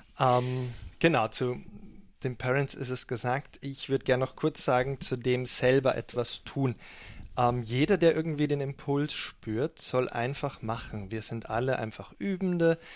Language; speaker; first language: German; native; German